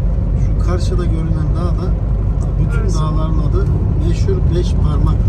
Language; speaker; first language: Turkish; native; Turkish